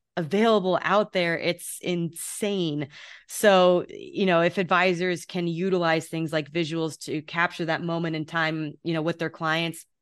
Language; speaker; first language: English; native; English